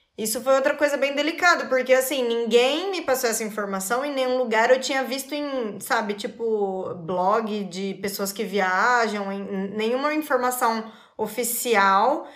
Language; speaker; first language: Portuguese; native; Portuguese